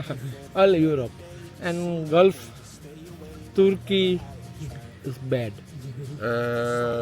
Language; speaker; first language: English; non-native, learner; Gujarati